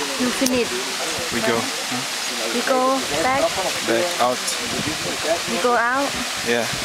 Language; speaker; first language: English; non-native, learner; Thai